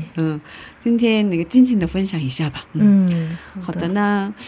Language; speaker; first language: Chinese; non-native, fluent; Korean